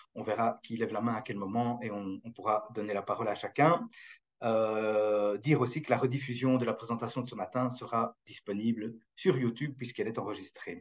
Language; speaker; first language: French; native; French